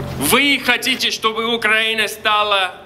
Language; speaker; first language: Russian; non-native, fluent; English